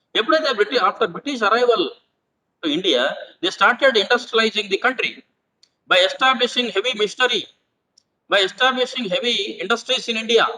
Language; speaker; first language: English; non-native, local second language; Telugu